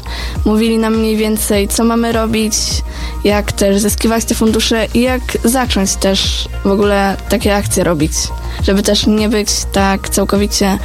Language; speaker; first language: Polish; native; Polish